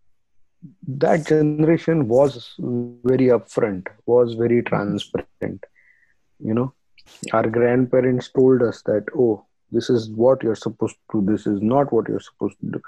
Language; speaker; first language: English; non-native, local second language; Marathi